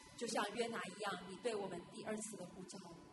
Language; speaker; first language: Chinese; native; Chinese